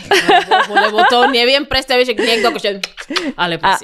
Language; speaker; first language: Slovak; non-native, fluent; Spanish